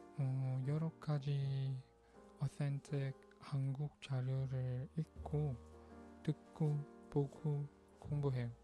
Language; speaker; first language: Korean; non-native, learner; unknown